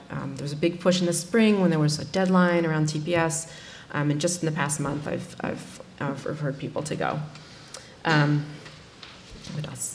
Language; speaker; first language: English; native; English